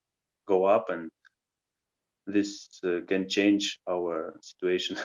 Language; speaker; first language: English; non-native, learner; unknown